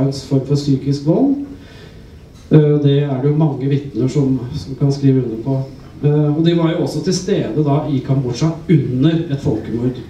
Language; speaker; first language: Norwegian; native; Norwegian